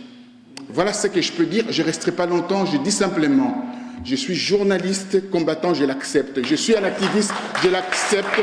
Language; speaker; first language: French; non-native, local second language; Lingala